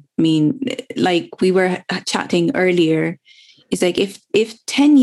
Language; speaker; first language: English; non-native, local second language; Urdu